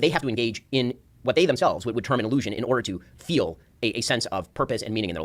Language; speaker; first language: English; native; English